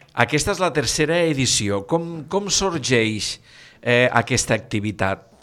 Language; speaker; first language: Catalan; native; Catalan